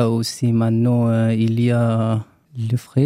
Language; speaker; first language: French; non-native, learner; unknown